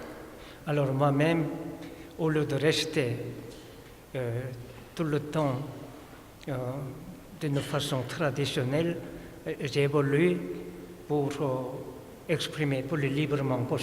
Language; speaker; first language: French; non-native, fluent; Korean